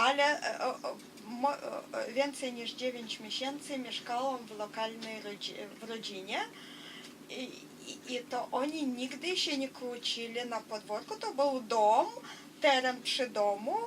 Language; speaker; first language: Polish; non-native, fluent; Russian